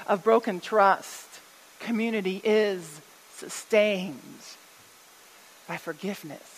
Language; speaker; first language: English; native; English